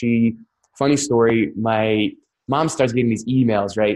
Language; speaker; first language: English; non-native, fluent; Russian